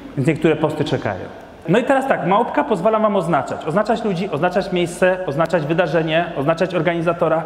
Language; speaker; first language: Polish; non-native, fluent; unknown